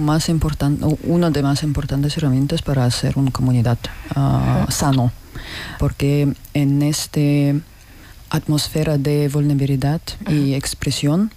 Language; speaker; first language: Spanish; non-native, learner; Russian